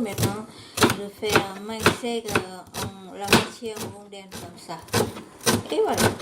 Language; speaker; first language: French; non-native, learner; Vietnamese